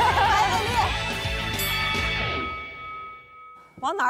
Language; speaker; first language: Chinese; native; Chinese